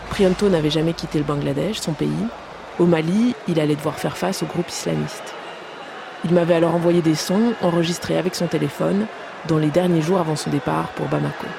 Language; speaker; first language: French; native; French